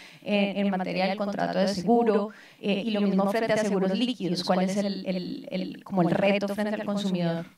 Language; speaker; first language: Spanish; native; Spanish